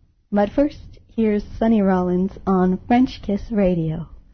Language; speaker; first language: English; native; English